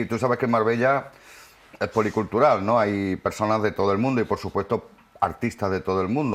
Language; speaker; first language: Spanish; native; Spanish